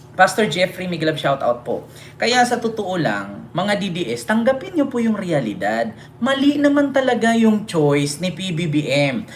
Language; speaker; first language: Filipino; non-native, local second language; Cebuano